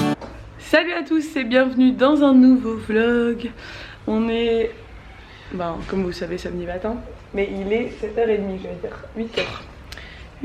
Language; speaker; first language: French; native; French